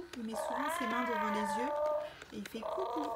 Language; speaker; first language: French; native; French